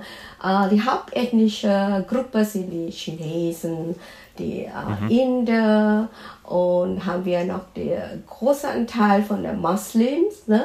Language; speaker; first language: German; non-native, fluent; Malay